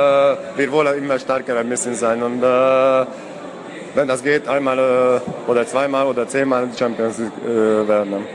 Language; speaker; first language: German; non-native, learner; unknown